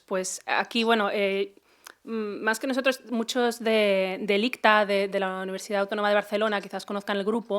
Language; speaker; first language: Spanish; native; Spanish